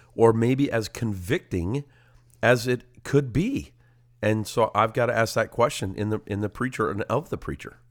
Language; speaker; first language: English; native; English